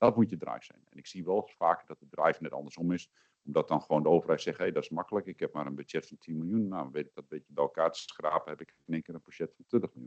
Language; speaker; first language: Dutch; native; Dutch